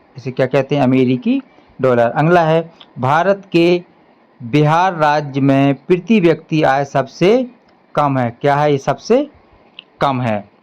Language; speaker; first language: Hindi; native; Hindi